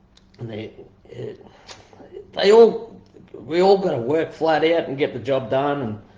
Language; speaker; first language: English; native; English